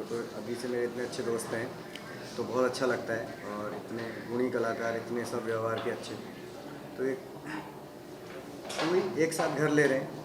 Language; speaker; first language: Hindi; native; Hindi